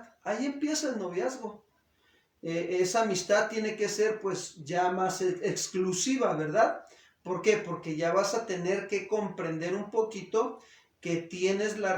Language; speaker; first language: Spanish; native; Spanish